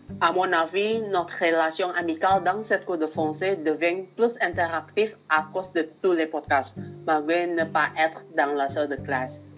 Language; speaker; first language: French; non-native, learner; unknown